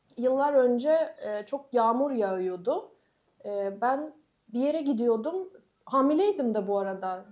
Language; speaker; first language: Turkish; non-native, fluent; Russian